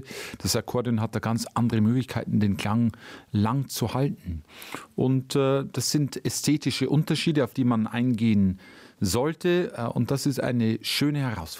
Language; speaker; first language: German; native; German